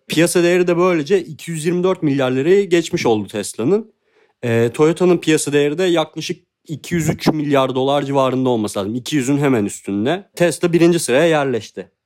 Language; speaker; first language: Turkish; native; Turkish